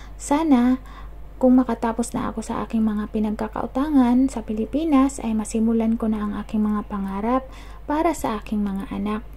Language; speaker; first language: Filipino; non-native, local second language; Cebuano